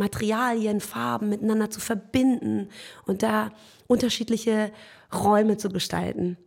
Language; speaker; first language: German; early bilingual, other home language; Persian